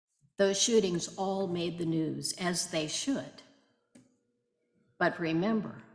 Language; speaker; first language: English; native; English